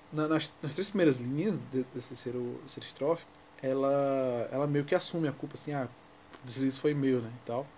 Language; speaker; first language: Portuguese; native; Portuguese